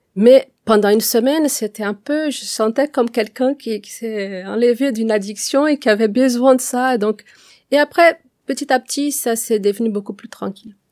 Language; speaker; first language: French; non-native, fluent; Portuguese